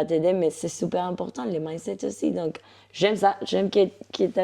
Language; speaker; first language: French; non-native, fluent; Spanish